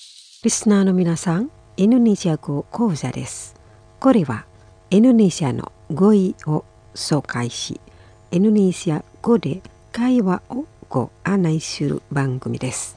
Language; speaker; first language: Japanese; non-native, fluent; Indonesian